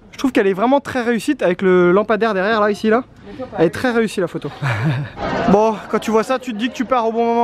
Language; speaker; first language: French; native; French